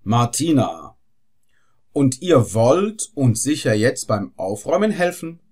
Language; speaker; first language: German; non-native, fluent; Arabic